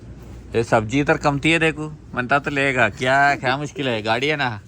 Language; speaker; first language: Hindi; non-native, local second language; Malayalam